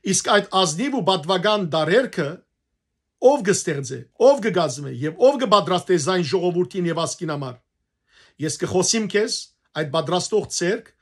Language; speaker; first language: Armenian; native; Armenian